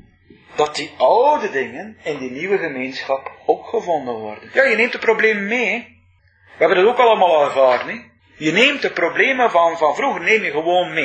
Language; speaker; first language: Dutch; native; Dutch